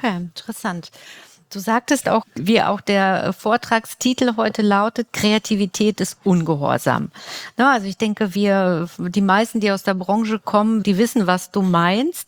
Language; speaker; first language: German; native; German